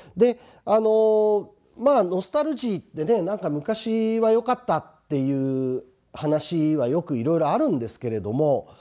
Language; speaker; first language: Japanese; native; Japanese